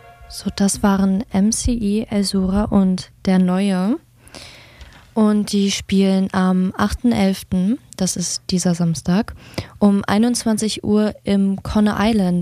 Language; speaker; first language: German; native; German